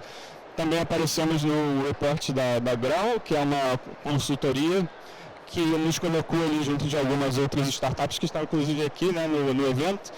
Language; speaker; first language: Portuguese; native; Portuguese